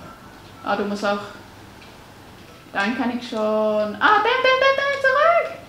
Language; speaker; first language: German; non-native, fluent; Cantonese